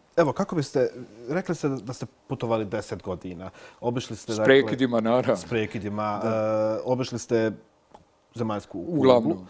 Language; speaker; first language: Bosnian; native; Bosnian